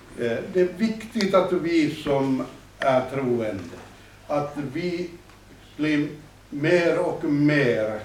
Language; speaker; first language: Swedish; non-native, fluent; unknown